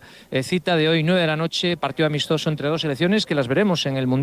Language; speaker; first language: Spanish; native; Spanish